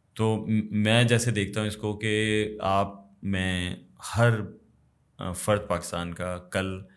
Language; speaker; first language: Urdu; native; Urdu